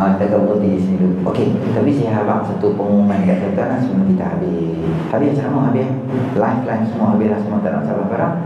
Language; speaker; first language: Malay; native; Malay